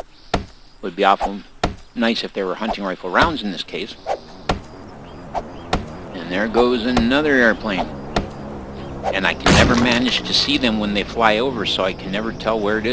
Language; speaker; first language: English; native; English